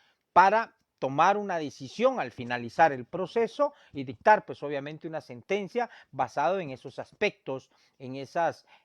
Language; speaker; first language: Spanish; native; Spanish